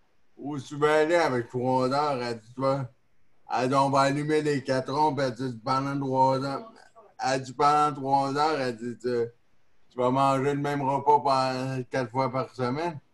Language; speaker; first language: French; native; French